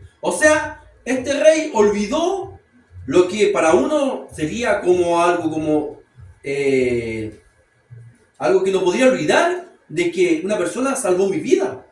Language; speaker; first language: Spanish; native; Spanish